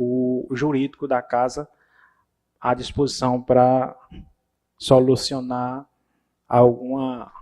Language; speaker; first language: Portuguese; native; Portuguese